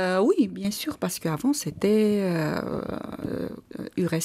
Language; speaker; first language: French; non-native, fluent; Armenian